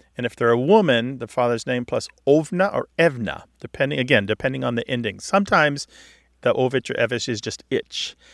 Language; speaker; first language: English; native; English